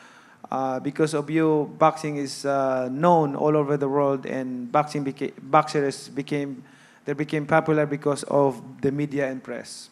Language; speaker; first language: English; non-native, local second language; Cebuano